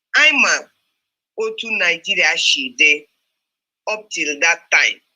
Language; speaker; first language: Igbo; non-native, local second language; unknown